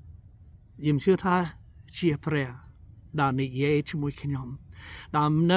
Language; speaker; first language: Khmer; non-native, fluent; English